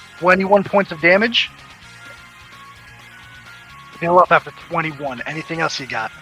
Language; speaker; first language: English; native; English